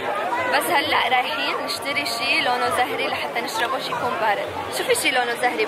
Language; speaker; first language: Arabic; native; Arabic